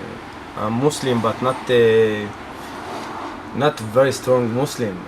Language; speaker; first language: English; non-native, learner; Arabic